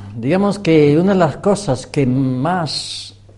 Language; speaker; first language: Spanish; non-native, fluent; French